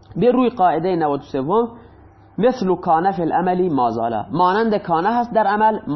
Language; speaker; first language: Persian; non-native, local second language; Baluchi